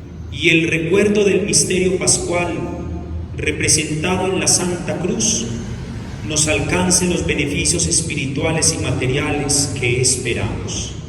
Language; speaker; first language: Spanish; native; Spanish